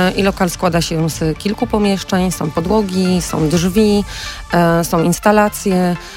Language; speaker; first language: Polish; native; Polish